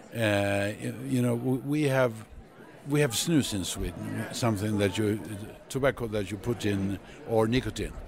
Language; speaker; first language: English; non-native, fluent; Swedish